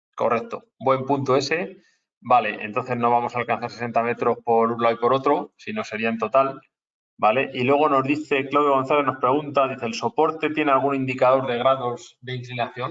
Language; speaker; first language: Spanish; native; Spanish